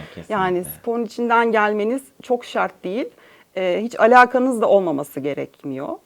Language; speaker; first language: Turkish; native; Turkish